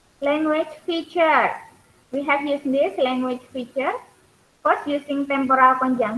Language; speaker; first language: English; non-native, learner; Indonesian